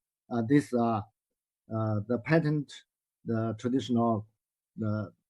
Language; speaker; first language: English; non-native, learner; Chinese